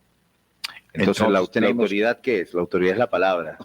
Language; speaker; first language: Spanish; native; Spanish